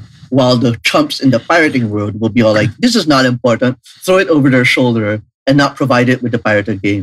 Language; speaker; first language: English; non-native, local second language; Filipino